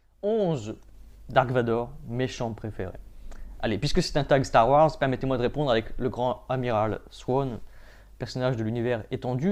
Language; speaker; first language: French; native; French